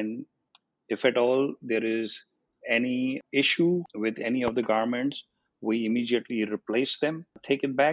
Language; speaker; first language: English; non-native, local second language; Gujarati